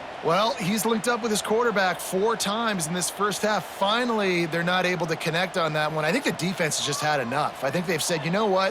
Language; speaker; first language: English; native; English